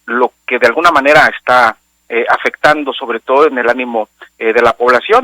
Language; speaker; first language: Spanish; native; Spanish